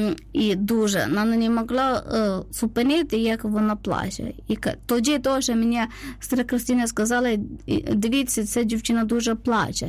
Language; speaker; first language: Ukrainian; non-native, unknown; Malayalam